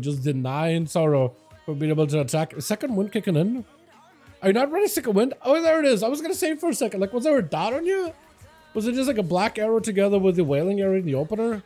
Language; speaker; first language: English; native; English